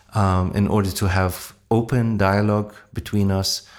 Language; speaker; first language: English; non-native, fluent; Arabic